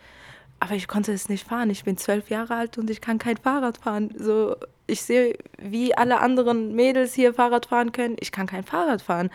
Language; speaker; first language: German; early bilingual, other home language; Kurdish